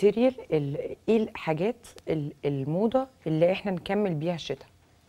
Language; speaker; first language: Arabic; native; Arabic